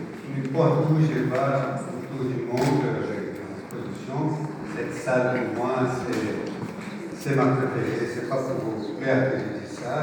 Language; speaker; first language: French; non-native, fluent; Portuguese